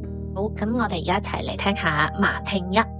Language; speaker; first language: Chinese; native; Chinese